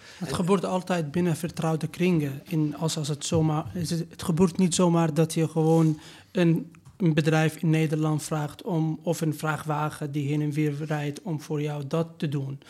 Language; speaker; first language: Dutch; non-native, learner; Persian